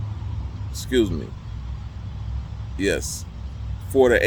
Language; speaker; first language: English; native; English